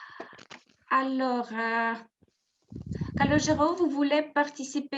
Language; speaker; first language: French; non-native, fluent; Russian